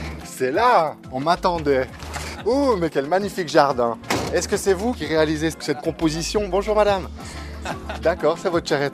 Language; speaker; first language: French; native; French